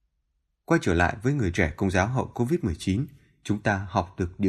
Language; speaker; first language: Vietnamese; native; Vietnamese